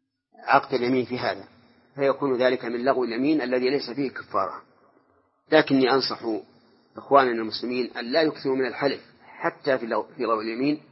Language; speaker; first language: Arabic; native; Arabic